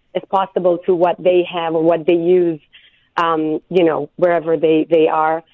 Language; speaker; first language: English; non-native, fluent; Hebrew